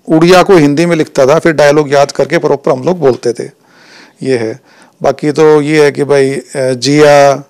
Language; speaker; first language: Hindi; native; Hindi